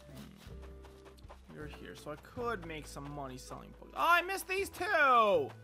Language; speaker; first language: English; native; English